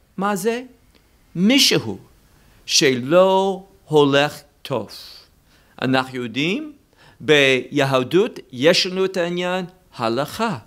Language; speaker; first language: Hebrew; non-native, fluent; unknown